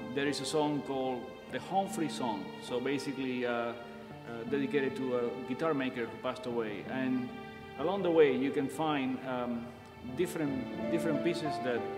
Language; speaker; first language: English; non-native, fluent; Spanish